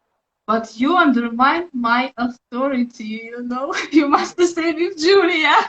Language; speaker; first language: English; non-native, learner; Russian